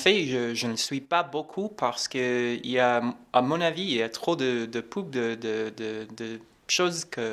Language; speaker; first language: French; non-native, fluent; English